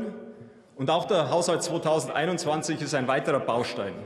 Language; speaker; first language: German; native; German